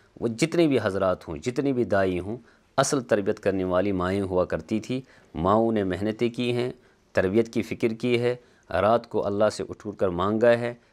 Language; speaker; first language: Urdu; native; Urdu